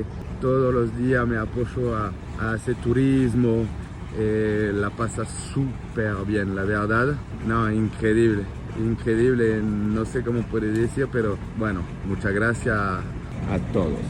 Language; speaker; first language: Spanish; non-native, learner; French